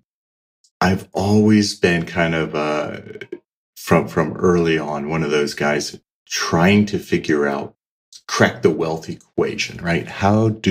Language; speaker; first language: English; native; English